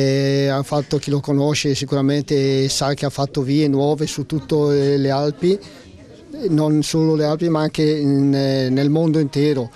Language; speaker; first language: Italian; native; Italian